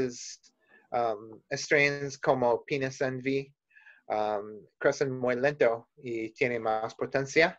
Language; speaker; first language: Spanish; non-native, learner; English